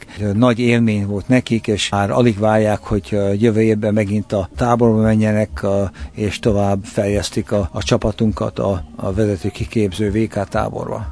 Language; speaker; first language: Hungarian; early bilingual, heritage; Hungarian